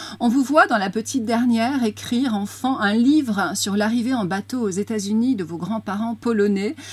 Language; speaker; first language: French; native; French